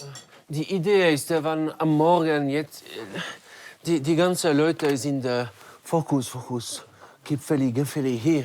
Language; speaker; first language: German; non-native, learner; French